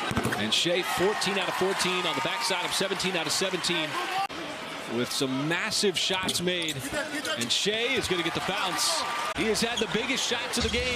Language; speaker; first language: English; native; English